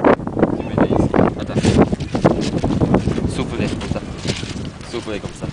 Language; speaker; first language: French; non-native, learner; Chinese